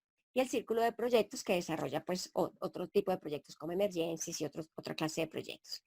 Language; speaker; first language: Spanish; native; Spanish